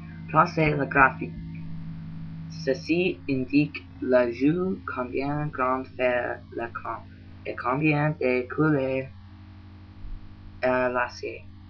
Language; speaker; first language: French; non-native, learner; English